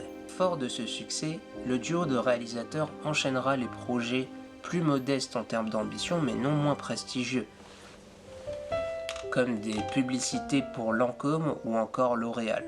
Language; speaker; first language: French; native; French